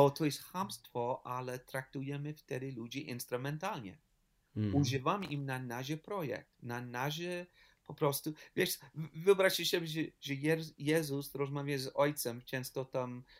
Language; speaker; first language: Polish; non-native, learner; English